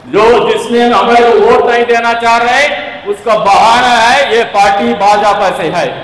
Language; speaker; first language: Hindi; non-native, local second language; Telugu